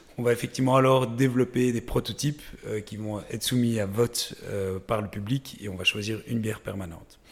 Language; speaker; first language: French; native; French